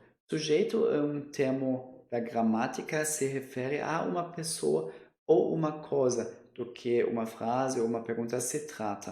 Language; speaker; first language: Portuguese; non-native, fluent; German